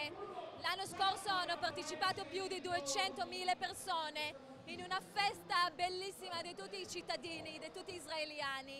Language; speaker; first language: Italian; non-native, fluent; Hebrew